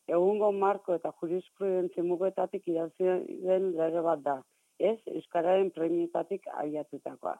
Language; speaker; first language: Basque; native; Basque